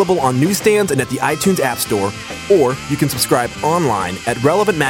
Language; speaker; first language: English; non-native, fluent; Russian